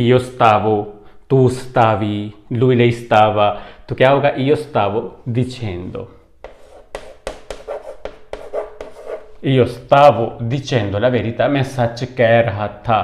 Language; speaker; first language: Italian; non-native, fluent; Urdu